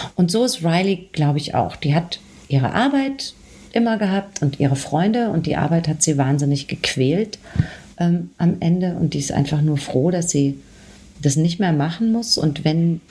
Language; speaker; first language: German; native; German